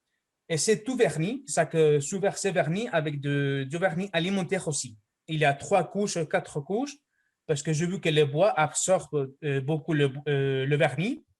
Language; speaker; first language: French; non-native, fluent; Spanish